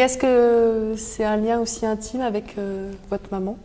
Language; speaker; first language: French; native; French